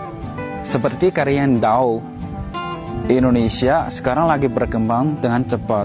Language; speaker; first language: Indonesian; non-native, fluent; Chinese